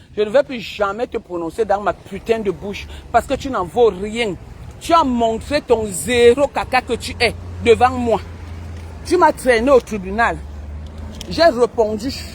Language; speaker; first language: French; non-native, local second language; Basaa